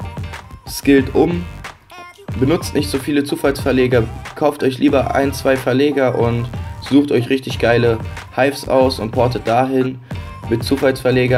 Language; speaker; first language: German; native; German